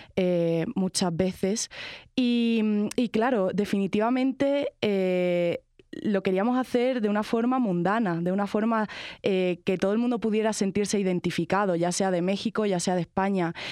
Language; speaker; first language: Spanish; native; Spanish